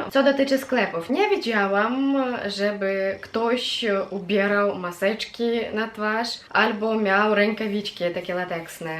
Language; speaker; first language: Polish; non-native, fluent; Russian